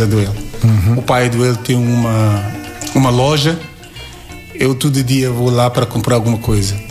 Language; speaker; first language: Portuguese; non-native, learner; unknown